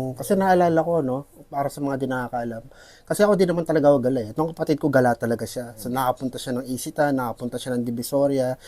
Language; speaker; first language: Filipino; non-native, local second language; Waray